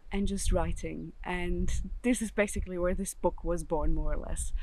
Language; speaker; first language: English; non-native, fluent; German